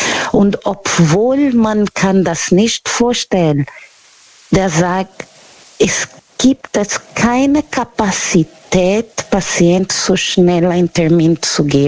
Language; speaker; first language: German; non-native, learner; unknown